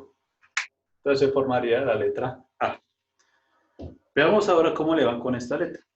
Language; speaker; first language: Spanish; native; Spanish